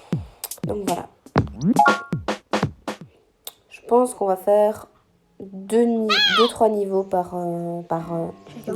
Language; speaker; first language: French; native; French